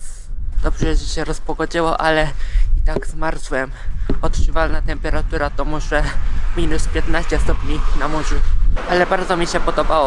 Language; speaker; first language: Polish; non-native, fluent; Japanese